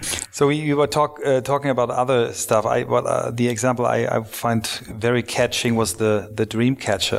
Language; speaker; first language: English; non-native, fluent; German